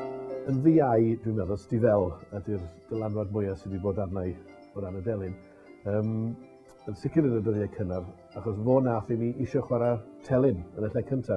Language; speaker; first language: Welsh; native; Welsh